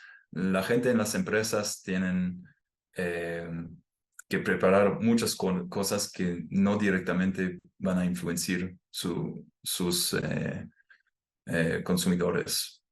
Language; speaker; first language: Spanish; non-native, fluent; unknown